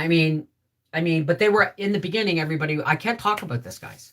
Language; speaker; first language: English; native; English